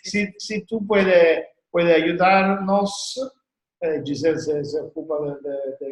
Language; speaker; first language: Spanish; non-native, learner; Italian